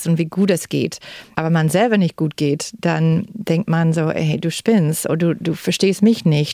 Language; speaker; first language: German; non-native, fluent; English